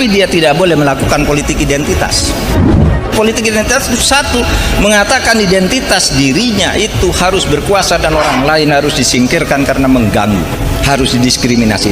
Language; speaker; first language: Indonesian; native; Indonesian